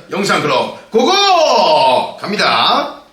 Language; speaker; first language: Korean; native; Korean